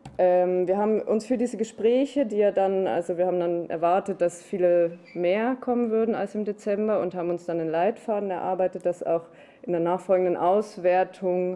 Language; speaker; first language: German; native; German